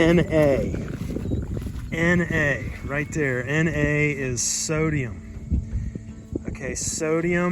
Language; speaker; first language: English; native; English